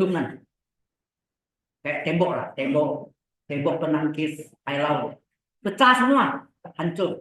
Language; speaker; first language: Indonesian; native; Indonesian